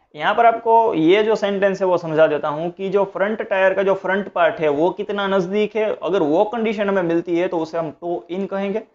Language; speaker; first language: Hindi; non-native, local second language; Gujarati